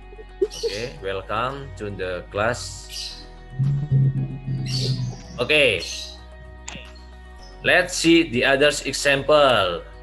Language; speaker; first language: English; non-native, learner; Indonesian